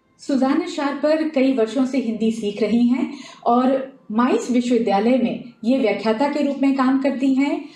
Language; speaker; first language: Hindi; native; Hindi